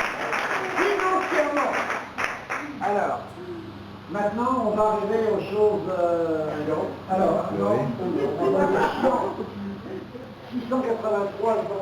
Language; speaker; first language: French; native; French